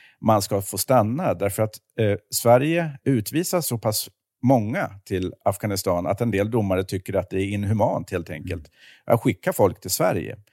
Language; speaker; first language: Swedish; native; Swedish